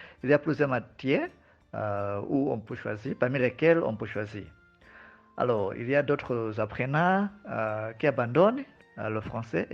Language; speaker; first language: French; non-native, fluent; Nyanja